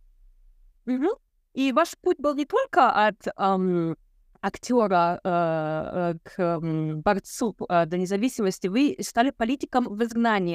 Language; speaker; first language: Russian; non-native, local second language; Ukrainian